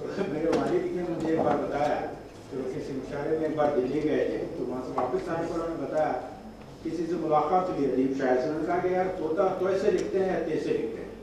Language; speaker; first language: Urdu; native; Urdu